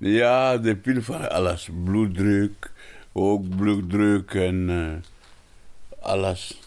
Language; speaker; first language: Dutch; non-native, learner; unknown